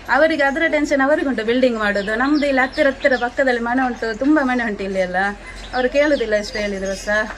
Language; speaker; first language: Kannada; native; Kannada